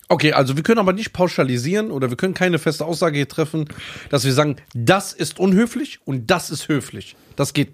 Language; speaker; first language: German; early bilingual, other home language; Persian